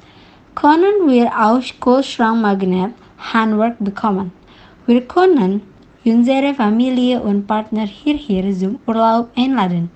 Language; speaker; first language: German; non-native, learner; Indonesian